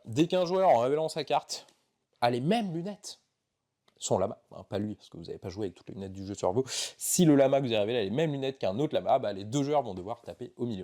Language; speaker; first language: French; native; French